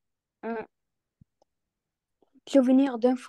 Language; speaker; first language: French; non-native, learner; Arabic